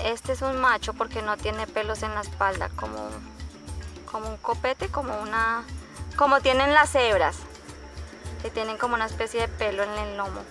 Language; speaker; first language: Spanish; native; Spanish